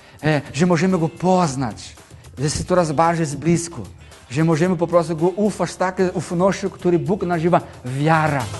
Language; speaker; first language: Polish; non-native, learner; Portuguese